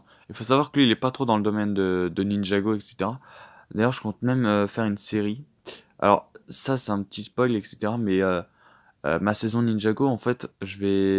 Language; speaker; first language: French; native; French